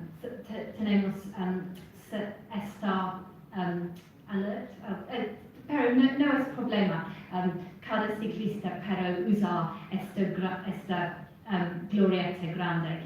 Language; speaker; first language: Spanish; non-native, fluent; English